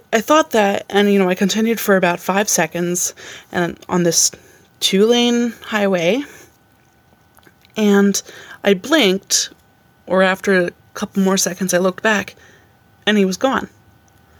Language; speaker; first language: English; native; English